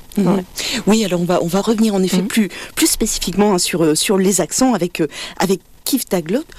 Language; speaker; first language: French; native; French